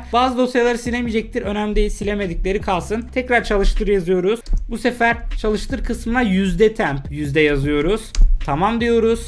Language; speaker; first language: Turkish; native; Turkish